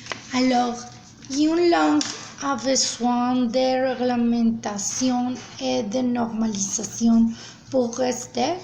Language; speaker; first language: French; non-native, learner; Spanish